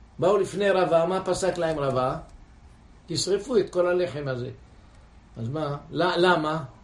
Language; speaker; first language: Hebrew; non-native, fluent; English